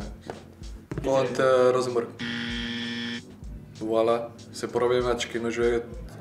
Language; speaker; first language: French; non-native, learner; Slovenian